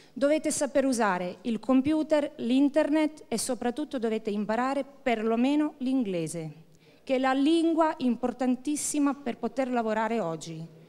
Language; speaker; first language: Italian; non-native, fluent; Croatian